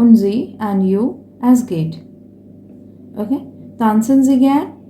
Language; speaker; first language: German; non-native, fluent; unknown